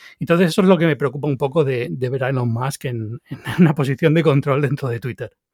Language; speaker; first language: Spanish; native; Spanish